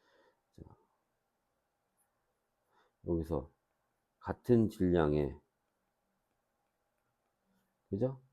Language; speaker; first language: Korean; native; Korean